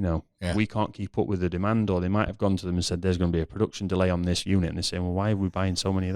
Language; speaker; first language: English; native; English